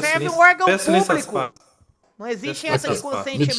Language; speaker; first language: Portuguese; native; Portuguese